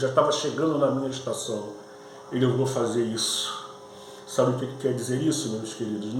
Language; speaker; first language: Portuguese; native; Portuguese